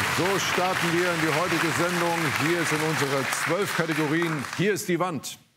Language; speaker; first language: German; native; German